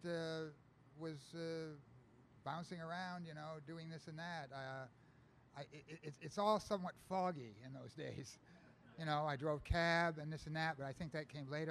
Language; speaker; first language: English; native; English